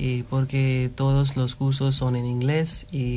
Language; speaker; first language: Spanish; non-native, fluent; Hindi